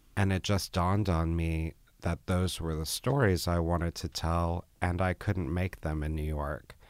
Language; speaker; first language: English; native; English